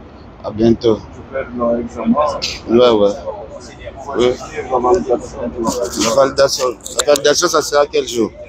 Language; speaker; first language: French; non-native, local second language; Lingala